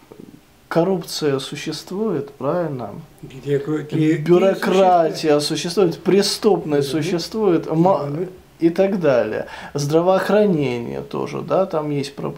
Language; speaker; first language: Russian; native; Russian